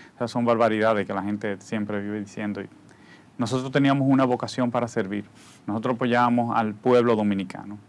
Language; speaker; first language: Spanish; native; Spanish